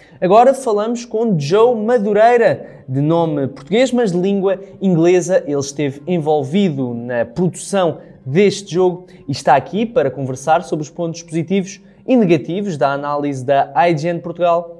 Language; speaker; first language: Portuguese; native; Portuguese